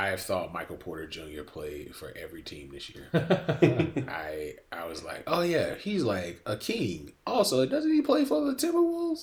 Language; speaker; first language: English; native; English